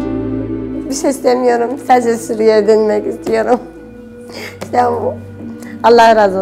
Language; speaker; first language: Turkish; non-native, learner; Arabic